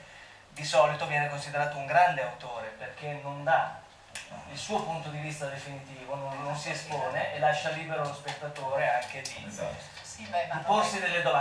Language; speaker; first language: Italian; native; Italian